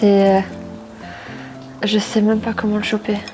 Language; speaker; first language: French; native; French